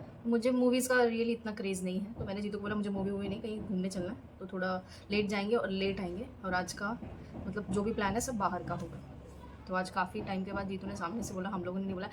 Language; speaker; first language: Hindi; native; Hindi